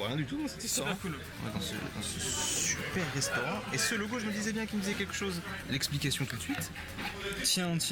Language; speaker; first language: French; native; French